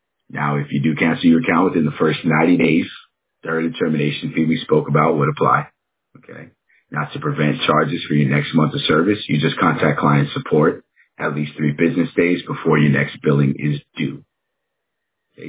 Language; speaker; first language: English; native; English